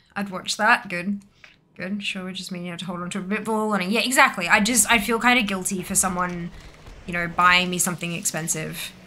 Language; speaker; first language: English; native; English